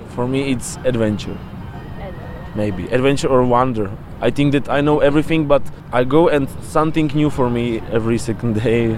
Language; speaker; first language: English; non-native, learner; Czech